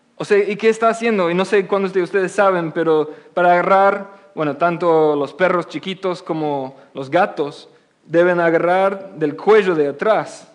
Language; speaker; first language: Spanish; non-native, fluent; English